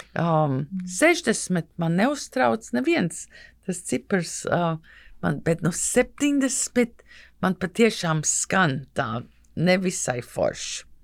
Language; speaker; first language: Latvian; early bilingual, heritage; Latvian